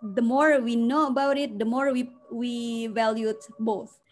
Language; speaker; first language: English; non-native, fluent; Indonesian